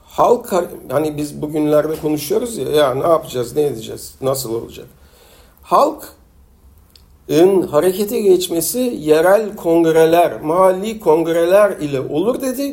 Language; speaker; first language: Turkish; native; Turkish